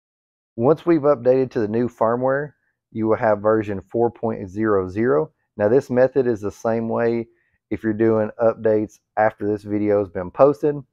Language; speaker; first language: English; native; English